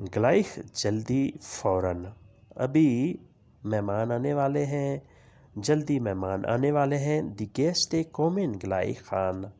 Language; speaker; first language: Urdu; non-native, local second language; Punjabi